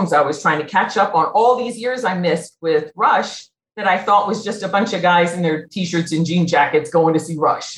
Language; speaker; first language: English; native; English